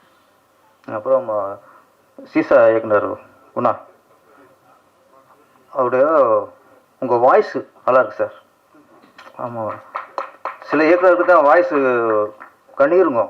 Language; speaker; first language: Tamil; native; Tamil